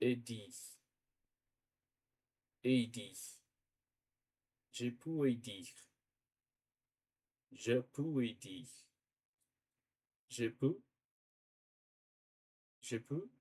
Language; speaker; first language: French; non-native, learner; Portuguese